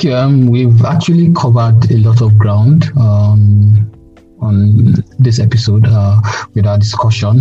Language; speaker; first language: English; non-native, local second language; Yoruba